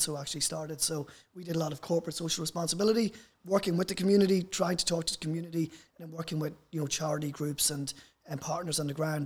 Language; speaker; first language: English; native; English